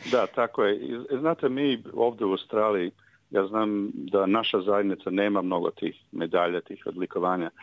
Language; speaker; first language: Serbian; early bilingual, heritage; Serbian